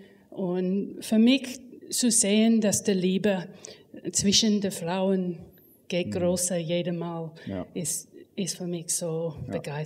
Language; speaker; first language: German; non-native, learner; English